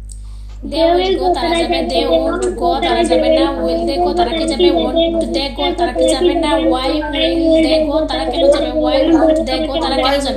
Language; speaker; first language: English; non-native, learner; Bangla